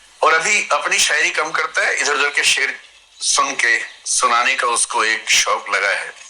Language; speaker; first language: Hindi; native; Hindi